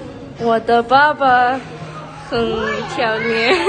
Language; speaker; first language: Chinese; non-native, learner; Mongolian